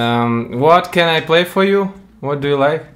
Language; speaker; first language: English; non-native, learner; Russian